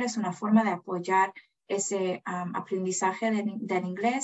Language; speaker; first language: Spanish; non-native, fluent; English